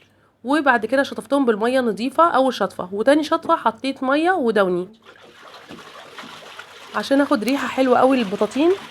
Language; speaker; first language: Arabic; native; Arabic